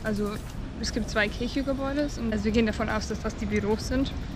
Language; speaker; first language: German; native; German